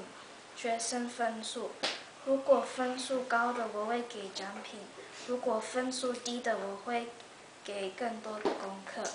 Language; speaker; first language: Chinese; early bilingual, heritage; Chinese